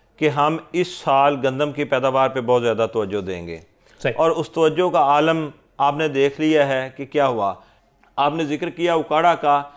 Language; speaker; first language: Urdu; non-native, local second language; Punjabi